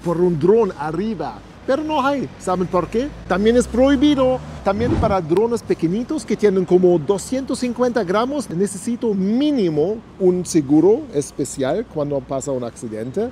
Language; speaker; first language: Spanish; non-native, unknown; German